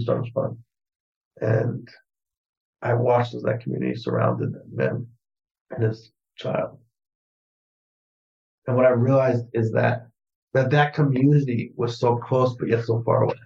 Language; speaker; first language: English; native; English